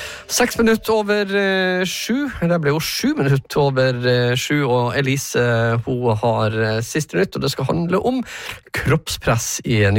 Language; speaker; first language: Norwegian; native; Norwegian